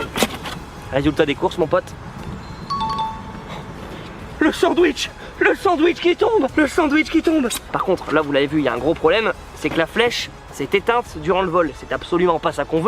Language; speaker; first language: French; native; French